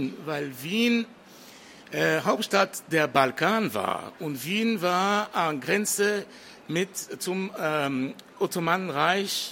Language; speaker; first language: German; non-native, fluent; French